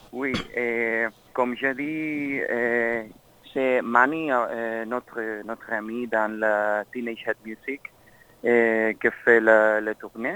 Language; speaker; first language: French; non-native, learner; Spanish